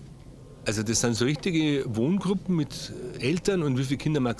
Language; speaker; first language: German; native; German